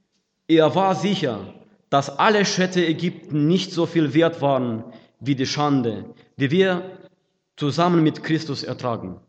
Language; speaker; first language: German; non-native, fluent; Russian